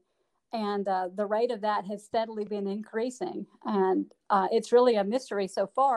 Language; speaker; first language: English; native; English